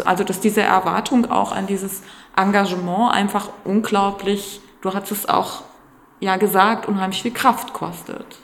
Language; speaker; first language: German; native; German